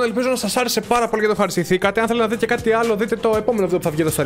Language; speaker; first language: Greek; native; Greek